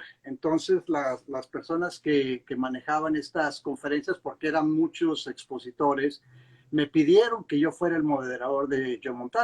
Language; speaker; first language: Spanish; native; Spanish